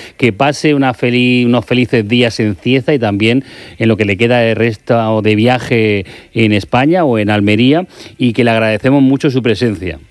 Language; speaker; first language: Spanish; native; Spanish